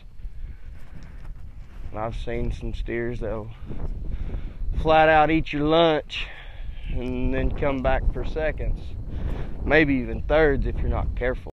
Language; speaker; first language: English; native; English